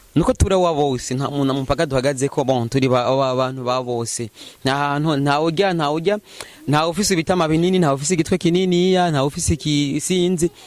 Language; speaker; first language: Rundi; native; Rundi